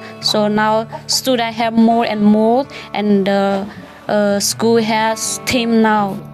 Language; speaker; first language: English; non-native, learner; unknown